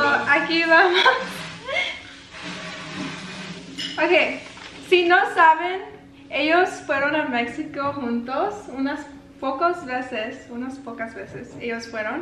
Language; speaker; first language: Spanish; early bilingual, heritage; Spanish